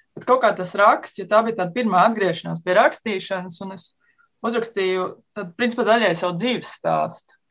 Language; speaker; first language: Latvian; native; Latvian